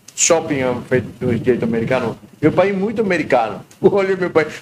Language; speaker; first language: Portuguese; non-native, learner; Spanish